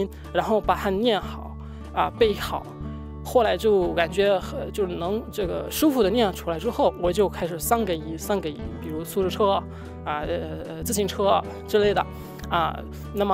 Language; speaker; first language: Chinese; non-native, fluent; Arabic